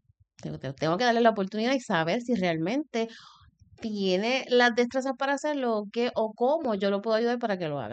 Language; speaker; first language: Spanish; native; Spanish